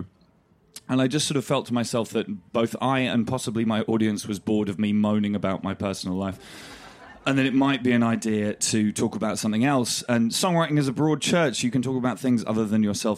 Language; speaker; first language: English; native; English